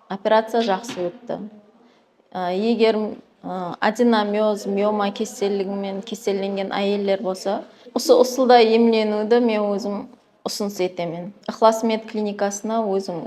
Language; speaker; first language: Uzbek; non-native, local second language; Kara-Kalpak